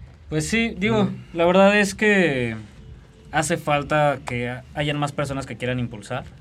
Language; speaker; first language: Spanish; native; Spanish